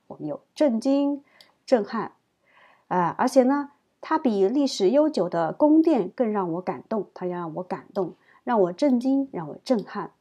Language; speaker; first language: Chinese; native; Chinese